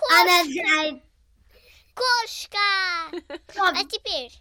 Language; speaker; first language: Russian; early bilingual, heritage; Russian